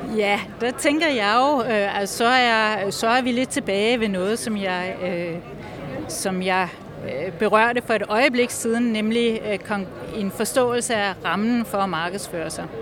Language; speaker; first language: Danish; native; Danish